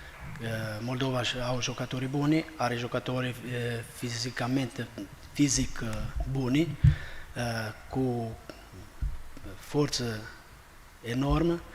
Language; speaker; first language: Romanian; non-native, fluent; Albanian